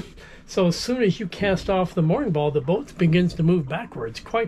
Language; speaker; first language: English; native; English